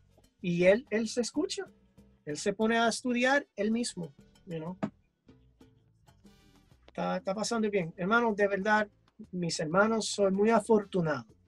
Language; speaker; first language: Spanish; early bilingual, heritage; English